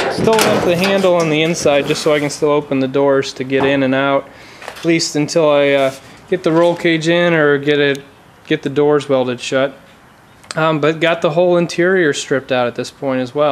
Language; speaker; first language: English; native; English